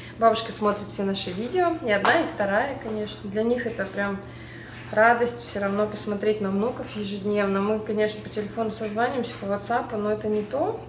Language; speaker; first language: Russian; native; Russian